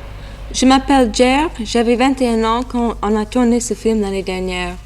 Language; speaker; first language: French; non-native, learner; English